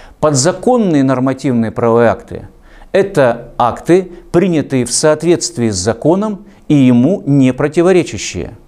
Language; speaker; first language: Russian; native; Russian